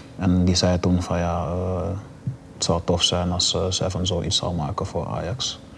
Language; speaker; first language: Dutch; native; Dutch